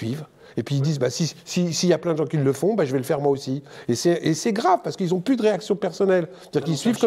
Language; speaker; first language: French; native; French